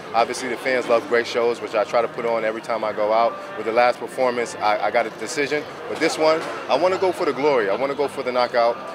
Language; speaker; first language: English; native; English